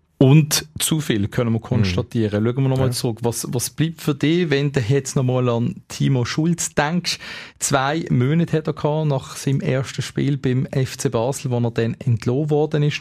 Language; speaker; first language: German; native; German